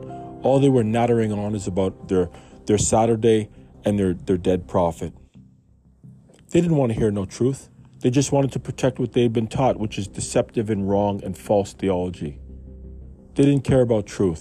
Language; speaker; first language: English; native; English